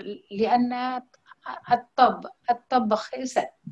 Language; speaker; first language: Arabic; non-native, learner; Malay